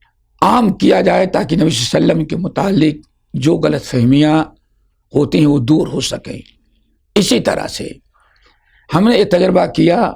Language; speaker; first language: Urdu; native; Urdu